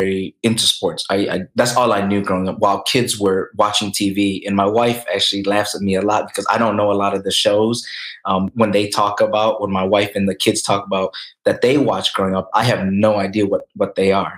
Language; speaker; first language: English; native; English